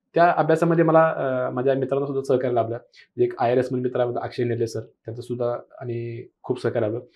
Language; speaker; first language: Marathi; non-native, local second language; Kannada